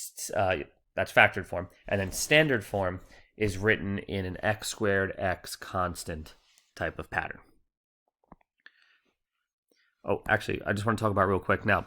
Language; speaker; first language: English; native; English